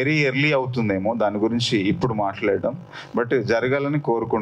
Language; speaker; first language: Telugu; native; Telugu